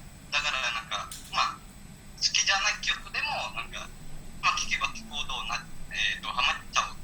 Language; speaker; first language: Japanese; non-native, learner; Indonesian